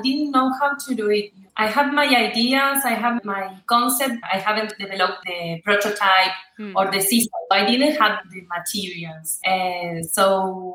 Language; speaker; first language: English; non-native, fluent; Spanish